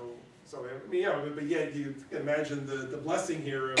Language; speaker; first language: English; native; English